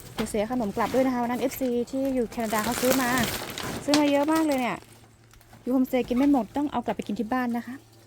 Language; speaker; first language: Thai; non-native, local second language; S'gaw Karen